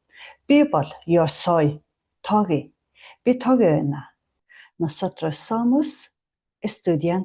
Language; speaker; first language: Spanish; non-native, fluent; Mongolian